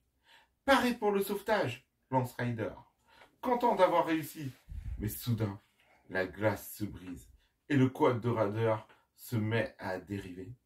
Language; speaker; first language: French; native; French